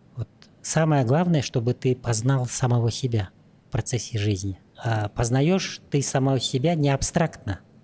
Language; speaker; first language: Russian; native; Russian